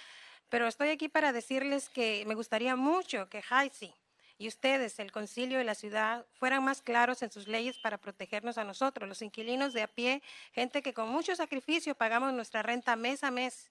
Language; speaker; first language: Spanish; native; Spanish